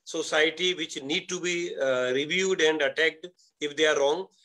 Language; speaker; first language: Hindi; native; Hindi